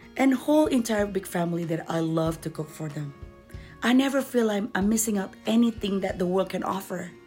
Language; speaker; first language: English; non-native, fluent; Indonesian